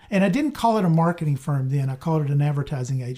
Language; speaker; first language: English; native; English